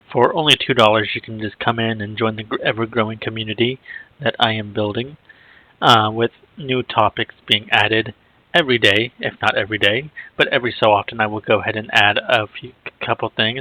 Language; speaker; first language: English; native; English